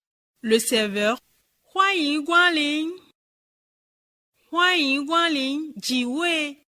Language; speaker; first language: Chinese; non-native, learner; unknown